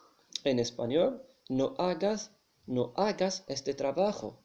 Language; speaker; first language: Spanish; non-native, fluent; Arabic